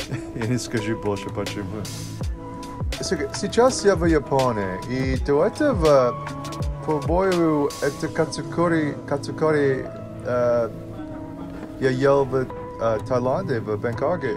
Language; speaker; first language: Russian; non-native, learner; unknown